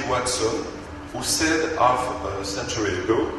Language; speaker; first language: English; non-native, fluent; French